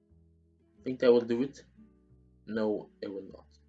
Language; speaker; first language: English; non-native, fluent; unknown